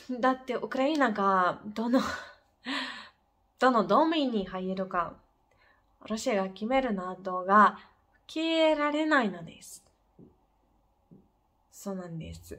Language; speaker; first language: Japanese; non-native, fluent; Ukrainian